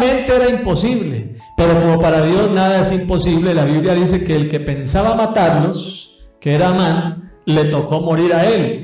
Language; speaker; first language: Spanish; native; Spanish